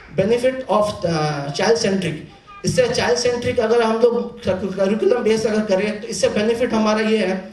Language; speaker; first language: Hindi; non-native, local second language; Bangla